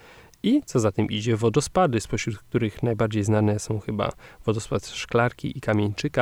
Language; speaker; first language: Polish; native; Polish